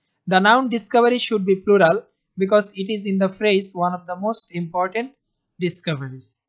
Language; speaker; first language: English; non-native, local second language; Bangla